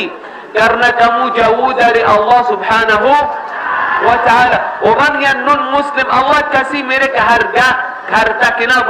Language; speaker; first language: Indonesian; non-native, learner; Arabic